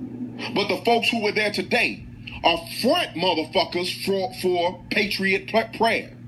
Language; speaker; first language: English; native; English